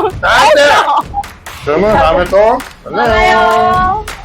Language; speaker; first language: Korean; native; Korean